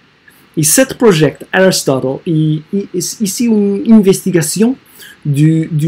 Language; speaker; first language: French; non-native, learner; English